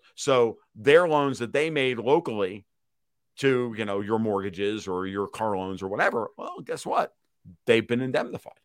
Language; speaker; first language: English; native; English